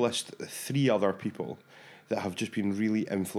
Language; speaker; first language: English; native; English